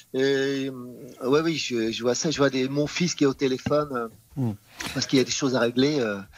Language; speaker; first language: French; non-native, fluent; Dutch